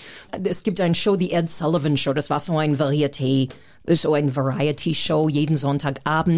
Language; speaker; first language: German; non-native, fluent; English